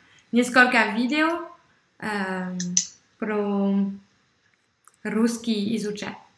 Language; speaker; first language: Russian; non-native, learner; French